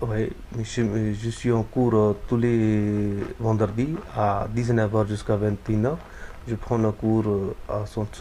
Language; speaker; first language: French; non-native, learner; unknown